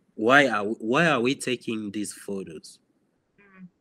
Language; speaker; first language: English; non-native, fluent; Swahili